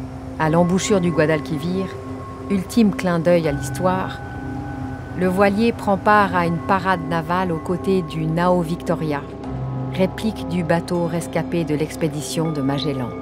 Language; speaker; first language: French; native; French